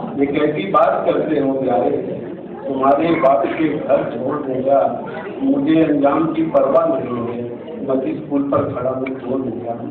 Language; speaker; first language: Urdu; non-native, local second language; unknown